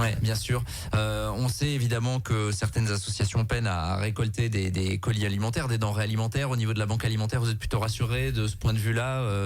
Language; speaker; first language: French; native; French